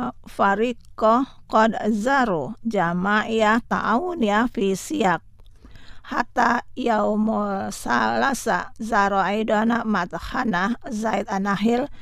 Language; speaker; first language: Arabic; non-native, fluent; Indonesian